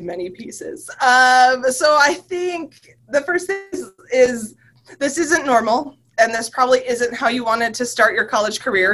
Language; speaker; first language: English; native; English